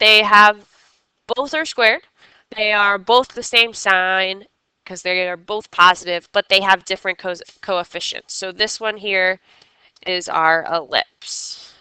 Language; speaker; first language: English; native; English